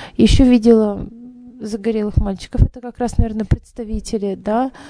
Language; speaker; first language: Russian; native; Russian